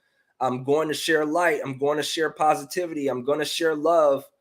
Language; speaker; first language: English; native; English